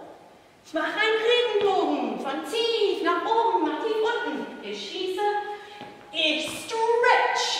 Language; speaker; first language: German; non-native, fluent; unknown